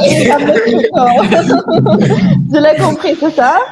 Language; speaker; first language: French; non-native, fluent; Arabic